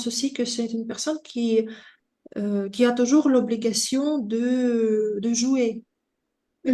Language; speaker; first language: French; non-native, fluent; Russian